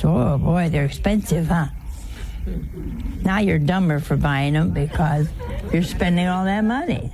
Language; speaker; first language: English; native; English